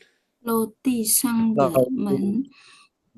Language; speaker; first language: Chinese; non-native, learner; Indonesian